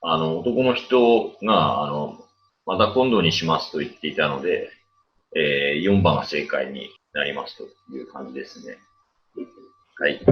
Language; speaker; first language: Japanese; native; Japanese